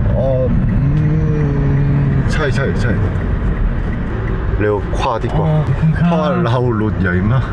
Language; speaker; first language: Thai; non-native, fluent; Korean